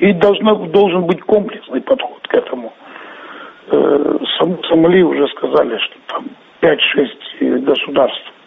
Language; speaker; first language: Russian; native; Russian